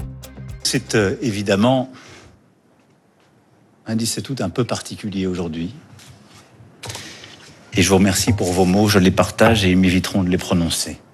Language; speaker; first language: French; native; French